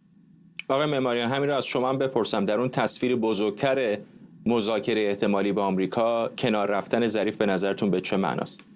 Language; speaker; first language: Persian; native; Persian